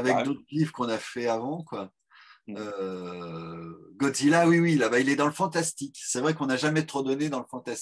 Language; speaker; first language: French; native; French